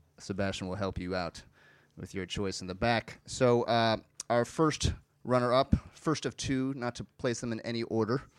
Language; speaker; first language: English; native; English